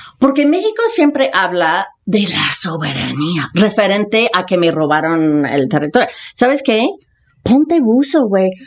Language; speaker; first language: Spanish; non-native, fluent; English